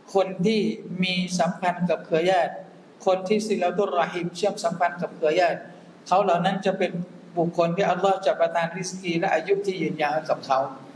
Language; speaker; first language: Thai; non-native, local second language; Malay